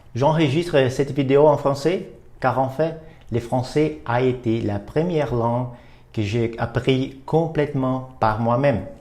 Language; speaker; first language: French; non-native, fluent; Portuguese